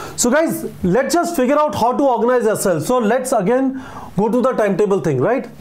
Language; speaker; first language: English; non-native, local second language; Hindi